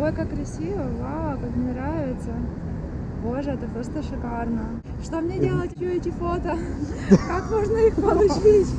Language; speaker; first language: Russian; native; Russian